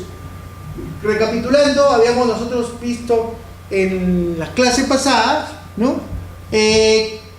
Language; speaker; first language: Spanish; native; Spanish